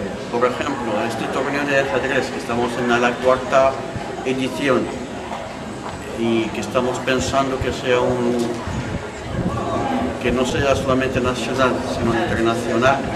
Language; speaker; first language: Spanish; non-native, fluent; Arabic